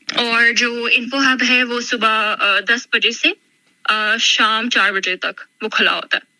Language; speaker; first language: Urdu; non-native, local second language; Punjabi